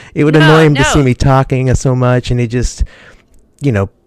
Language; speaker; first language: English; native; English